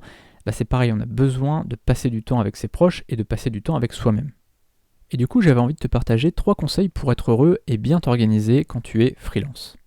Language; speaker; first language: French; native; French